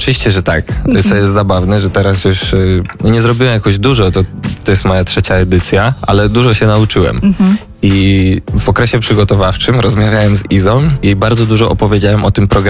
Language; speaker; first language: Polish; native; Polish